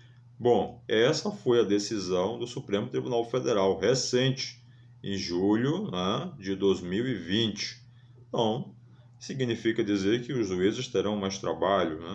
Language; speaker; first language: Portuguese; native; Portuguese